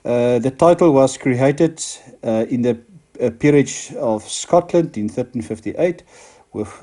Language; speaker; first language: English; non-native, local second language; Afrikaans